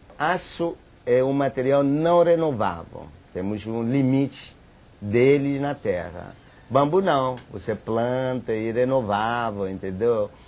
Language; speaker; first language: Portuguese; non-native, fluent; Persian